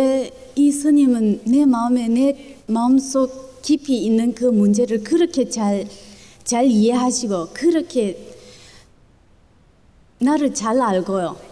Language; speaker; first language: Korean; early bilingual, other home language; Chinese